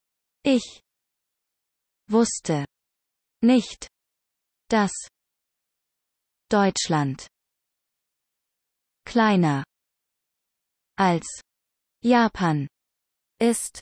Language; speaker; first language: German; non-native, learner; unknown